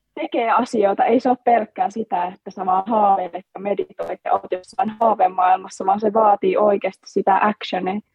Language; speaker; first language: Finnish; native; Finnish